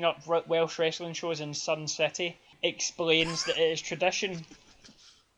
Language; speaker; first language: English; native; English